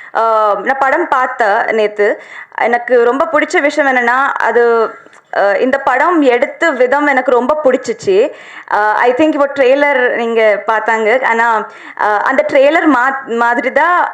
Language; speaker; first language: Tamil; non-native, learner; Telugu